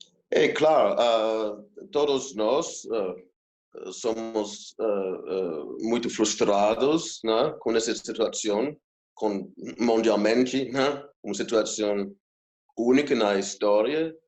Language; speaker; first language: Portuguese; non-native, fluent; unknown